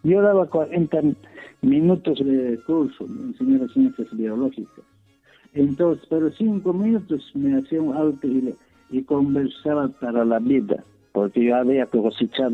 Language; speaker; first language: Spanish; native; Spanish